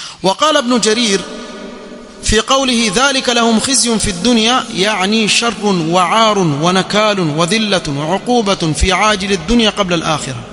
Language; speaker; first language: Arabic; non-native, fluent; Swahili